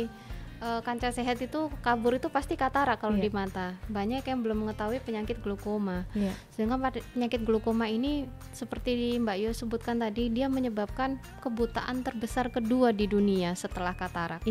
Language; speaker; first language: Indonesian; native; Indonesian